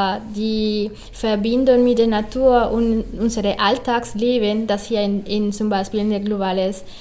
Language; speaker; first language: German; non-native, learner; Spanish